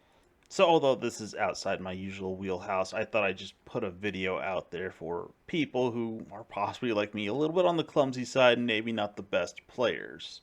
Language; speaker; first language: English; native; English